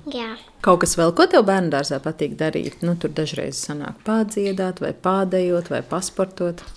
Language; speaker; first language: Latvian; native; Latvian